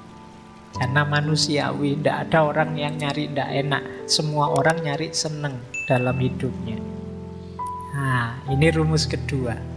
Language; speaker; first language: Indonesian; native; Indonesian